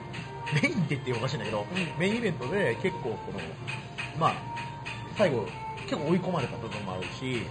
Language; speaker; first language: Japanese; native; Japanese